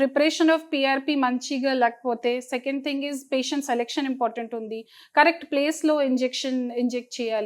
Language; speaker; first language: Telugu; non-native, fluent; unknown